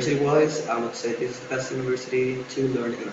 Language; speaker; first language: English; non-native, fluent; Spanish